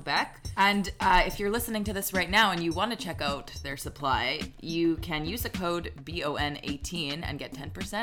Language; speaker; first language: English; native; English